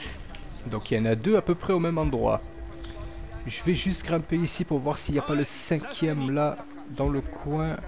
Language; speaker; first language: French; native; French